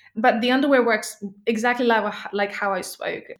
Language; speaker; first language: English; non-native, local second language; Nepali